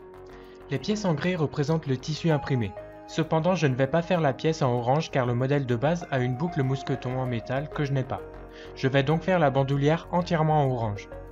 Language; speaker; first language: French; native; French